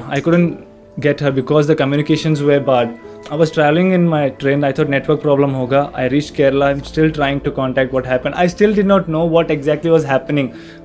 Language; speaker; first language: English; non-native, local second language; Kashmiri